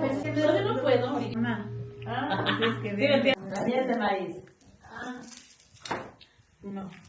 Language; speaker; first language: Spanish; native; Spanish